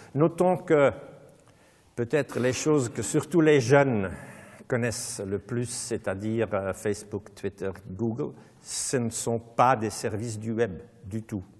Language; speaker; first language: French; non-native, local second language; Dutch